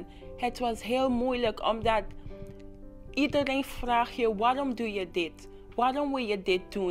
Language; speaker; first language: Dutch; non-native, local second language; English